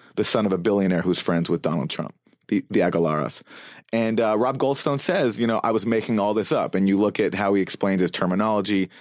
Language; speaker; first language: English; native; English